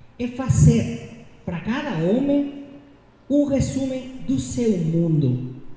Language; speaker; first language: Portuguese; non-native, fluent; Spanish